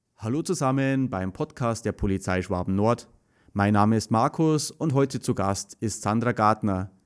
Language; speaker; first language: German; native; German